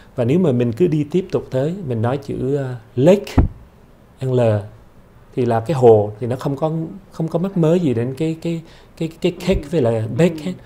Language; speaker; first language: Vietnamese; early bilingual, heritage; Vietnamese